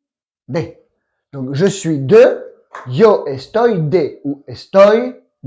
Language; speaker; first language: Spanish; non-native, fluent; French